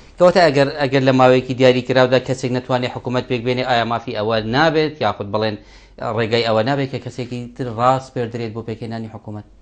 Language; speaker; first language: Central Kurdish; non-native, local second language; Kurdish